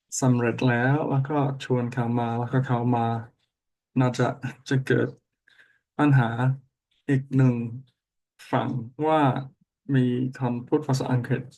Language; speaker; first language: Thai; non-native, learner; English